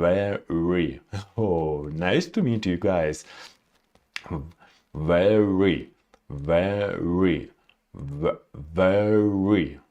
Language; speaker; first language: English; non-native, learner; Russian